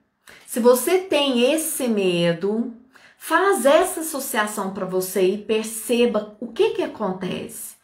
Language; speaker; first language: Portuguese; native; Portuguese